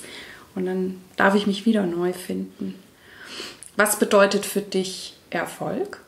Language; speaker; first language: German; native; German